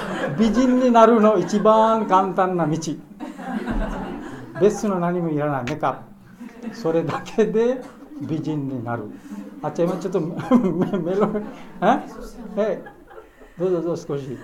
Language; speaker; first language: Japanese; non-native, learner; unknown